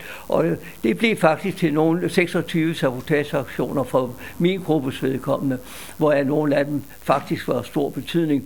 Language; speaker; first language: Danish; native; Danish